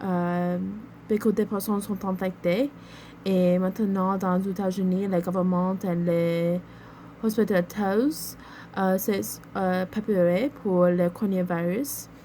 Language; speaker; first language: French; non-native, learner; English